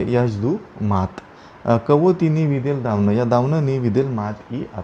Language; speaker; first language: Russian; non-native, learner; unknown